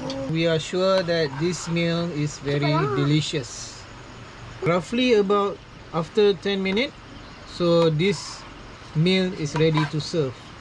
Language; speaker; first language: English; non-native, local second language; Malay